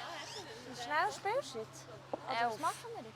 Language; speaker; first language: German; native; German